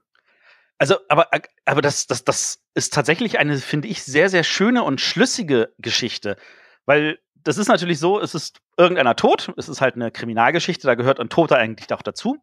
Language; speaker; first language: German; native; German